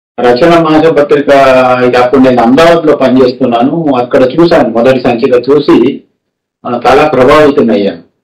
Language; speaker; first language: Telugu; early bilingual, heritage; Telugu